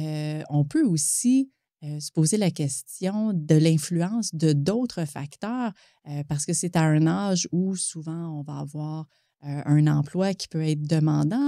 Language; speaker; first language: French; native; French